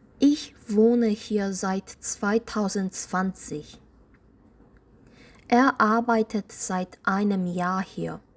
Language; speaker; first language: German; non-native, fluent; Korean